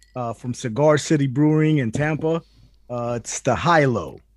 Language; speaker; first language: English; early bilingual, other home language; Spanish